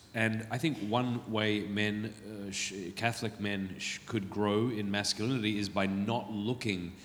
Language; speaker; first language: English; native; English